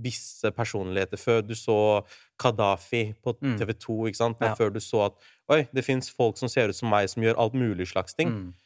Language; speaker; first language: Norwegian; early bilingual, other home language; Urdu